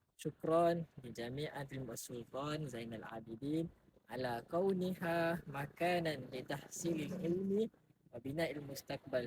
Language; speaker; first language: Arabic; non-native, learner; Malay